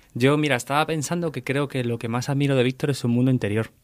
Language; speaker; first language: Spanish; native; Spanish